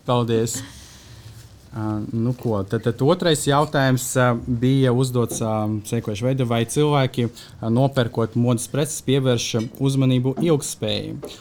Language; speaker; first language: Latvian; non-native, local second language; Russian